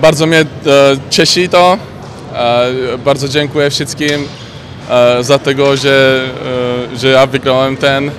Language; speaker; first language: Polish; non-native, learner; Czech